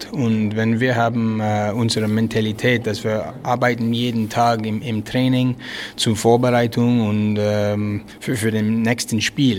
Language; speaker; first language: German; non-native, learner; French